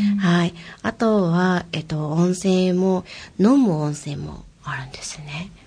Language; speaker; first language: Japanese; non-native, fluent; Mongolian